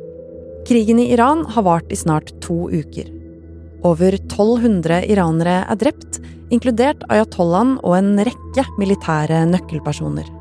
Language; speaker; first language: Norwegian; native; Norwegian